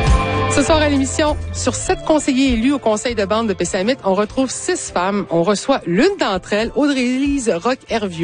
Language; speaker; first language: French; native; French